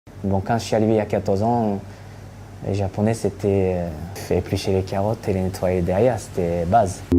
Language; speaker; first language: French; non-native, fluent; Japanese